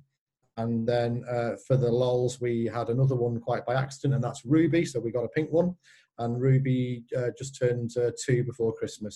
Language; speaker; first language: English; native; English